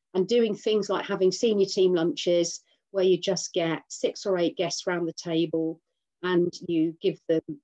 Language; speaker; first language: English; native; English